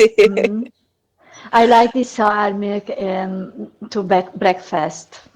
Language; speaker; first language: English; non-native, learner; Hungarian